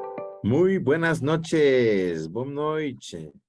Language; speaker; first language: Spanish; native; Spanish